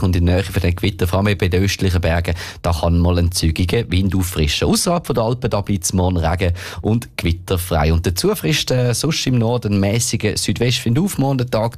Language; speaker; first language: German; native; German